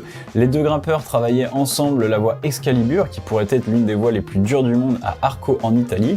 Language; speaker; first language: French; native; French